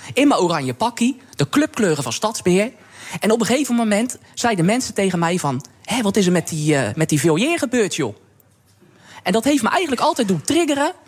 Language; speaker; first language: Dutch; native; Dutch